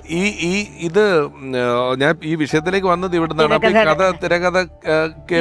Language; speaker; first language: Malayalam; native; Malayalam